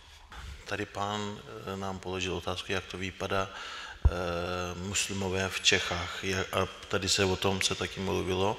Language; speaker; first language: Czech; non-native, fluent; Turkish